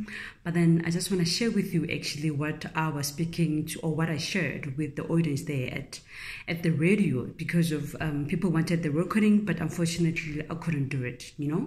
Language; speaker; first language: English; non-native, local second language; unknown